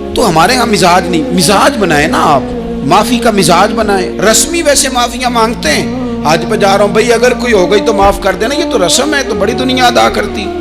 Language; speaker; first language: Urdu; non-native, local second language; Punjabi